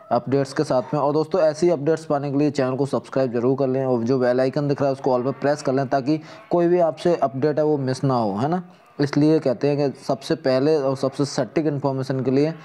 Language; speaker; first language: Hindi; native; Hindi